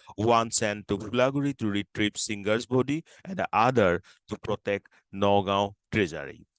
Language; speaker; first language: English; non-native, local second language; Assamese